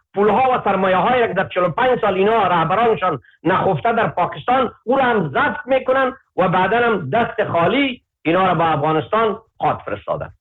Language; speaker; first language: Persian; native; Persian